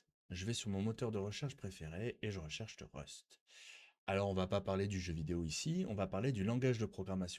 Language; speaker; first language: French; native; French